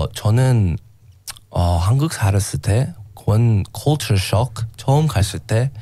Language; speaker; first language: Korean; non-native, learner; English